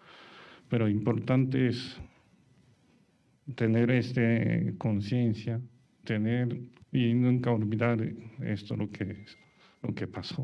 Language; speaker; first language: Spanish; non-native, learner; Japanese